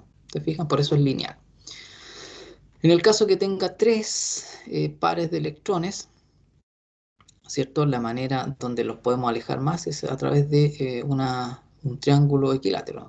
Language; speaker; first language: Spanish; native; Spanish